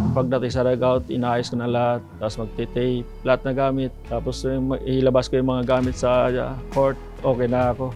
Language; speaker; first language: Filipino; native; Filipino